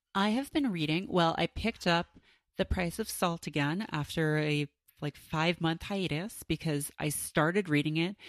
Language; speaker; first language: English; native; English